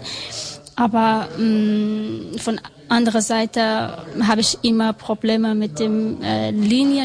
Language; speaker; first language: German; non-native, learner; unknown